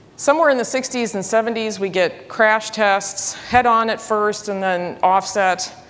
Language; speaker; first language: English; native; English